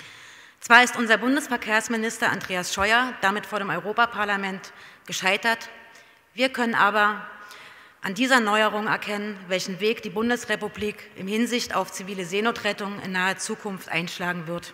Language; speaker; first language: German; native; German